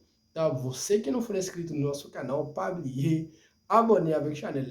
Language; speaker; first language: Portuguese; non-native, fluent; Haitian Creole